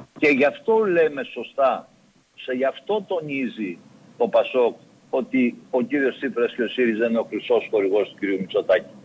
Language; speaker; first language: Greek; native; Greek